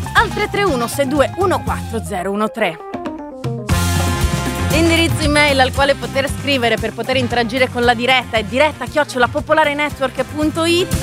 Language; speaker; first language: Italian; native; Italian